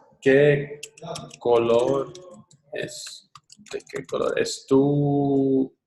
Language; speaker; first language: Spanish; non-native, learner; English